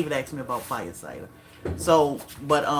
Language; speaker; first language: English; native; English